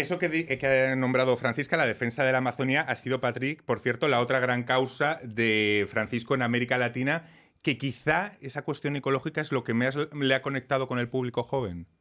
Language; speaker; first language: Spanish; native; Spanish